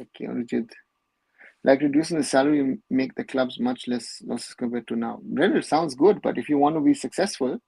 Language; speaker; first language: English; non-native, local second language; Bangla